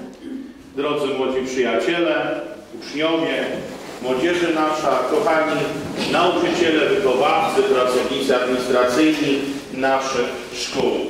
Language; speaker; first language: Polish; native; Polish